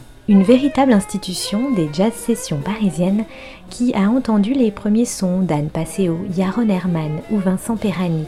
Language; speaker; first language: French; native; French